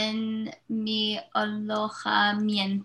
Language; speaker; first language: Spanish; non-native, learner; English